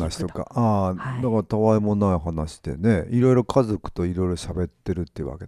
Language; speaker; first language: Japanese; native; Japanese